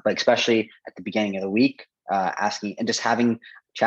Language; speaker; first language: English; native; English